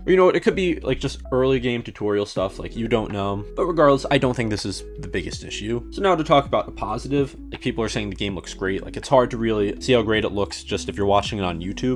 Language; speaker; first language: English; native; English